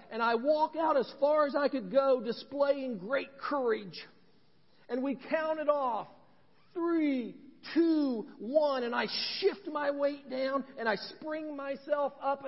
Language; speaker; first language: English; native; English